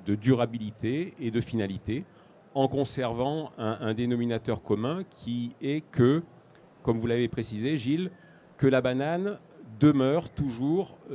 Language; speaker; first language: French; native; French